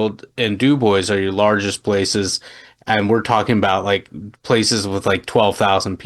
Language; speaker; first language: English; native; English